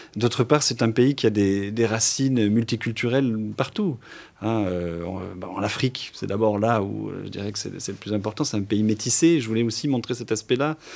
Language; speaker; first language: French; non-native, local second language; Occitan